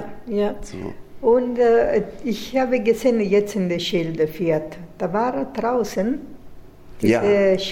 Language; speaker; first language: German; non-native, fluent; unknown